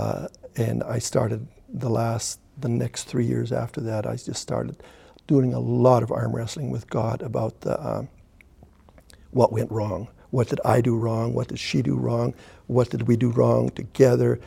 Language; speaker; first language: English; early bilingual, other home language; German